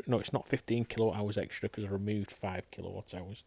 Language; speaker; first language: English; native; English